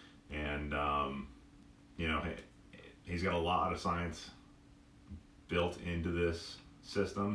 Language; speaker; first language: English; native; English